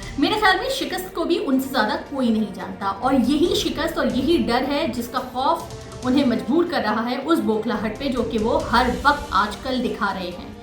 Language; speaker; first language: Urdu; native; Urdu